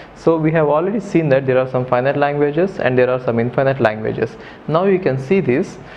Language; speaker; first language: English; non-native, local second language; Telugu